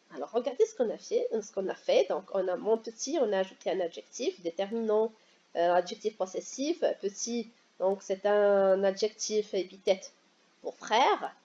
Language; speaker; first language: French; non-native, local second language; Arabic